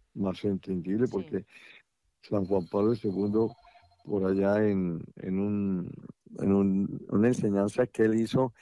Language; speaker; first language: Spanish; native; Spanish